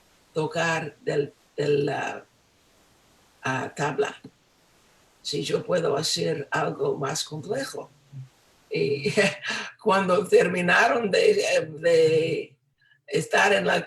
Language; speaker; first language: Spanish; non-native, fluent; English